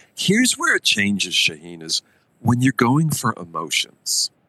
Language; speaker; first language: English; native; English